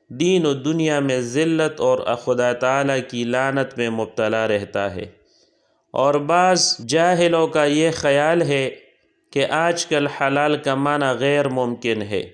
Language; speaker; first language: Urdu; native; Urdu